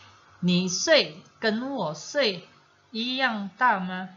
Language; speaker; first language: Chinese; non-native, fluent; Indonesian